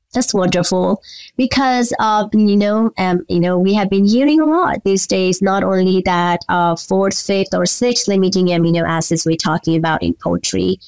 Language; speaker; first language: English; non-native, local second language; Nepali